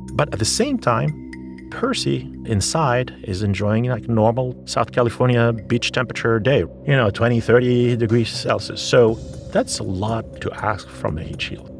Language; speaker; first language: English; non-native, fluent; Arabic